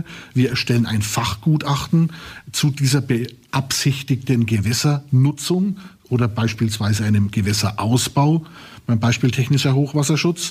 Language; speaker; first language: German; native; German